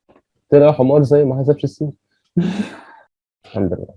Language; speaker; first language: Arabic; native; Arabic